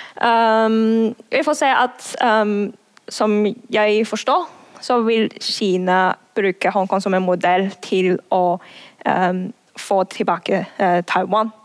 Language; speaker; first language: Norwegian; non-native, fluent; Cantonese